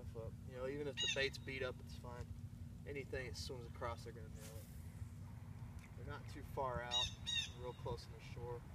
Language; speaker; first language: English; native; English